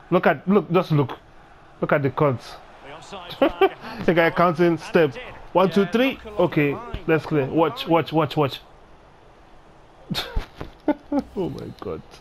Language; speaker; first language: English; native; English